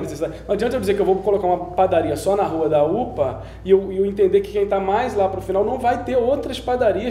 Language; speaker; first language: Portuguese; native; Portuguese